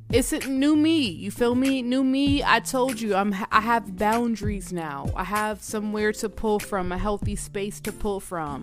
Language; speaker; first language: English; native; English